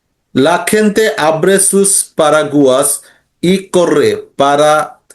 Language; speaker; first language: Spanish; non-native, learner; Bangla